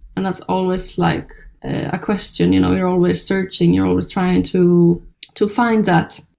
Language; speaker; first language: English; non-native, fluent; Icelandic